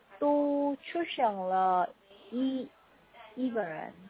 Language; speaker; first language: Chinese; non-native, learner; Korean